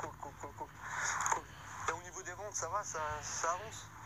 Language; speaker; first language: French; native; French